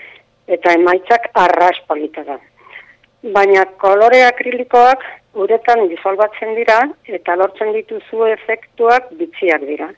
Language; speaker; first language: Basque; non-native, local second language; Spanish